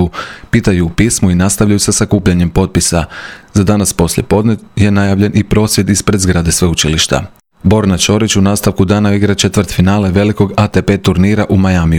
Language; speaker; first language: Croatian; native; Croatian